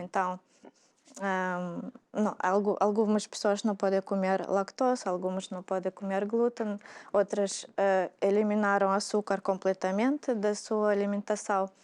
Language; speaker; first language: Portuguese; non-native, fluent; Russian